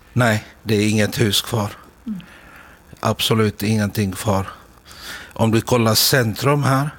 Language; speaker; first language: Swedish; non-native, fluent; Arabic